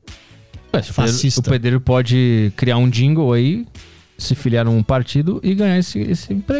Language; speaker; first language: Portuguese; native; Portuguese